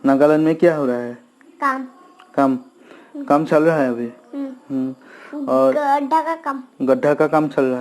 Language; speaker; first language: Hindi; non-native, local second language; Assamese